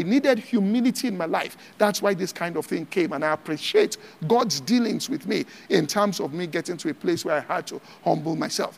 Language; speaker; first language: English; non-native, local second language; Yoruba